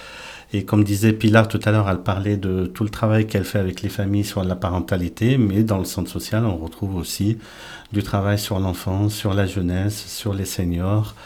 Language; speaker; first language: French; native; French